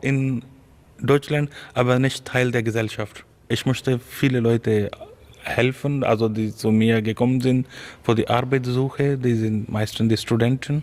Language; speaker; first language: German; non-native, fluent; Urdu